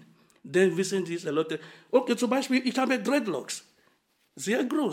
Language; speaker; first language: German; non-native, fluent; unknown